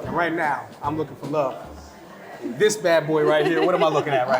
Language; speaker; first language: English; native; English